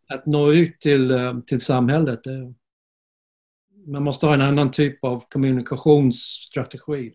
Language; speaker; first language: Swedish; non-native, fluent; English